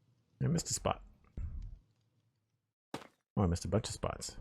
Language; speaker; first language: English; native; English